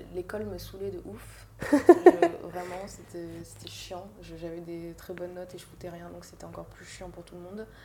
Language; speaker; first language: French; native; French